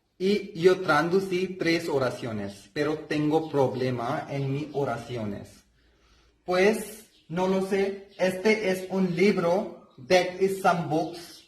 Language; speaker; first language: Spanish; non-native, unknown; Hindi